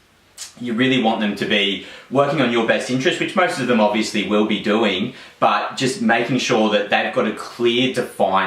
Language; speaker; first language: English; native; English